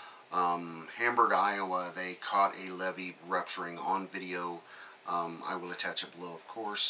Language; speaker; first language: English; native; English